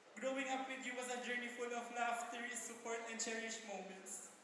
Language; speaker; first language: English; non-native, local second language; Filipino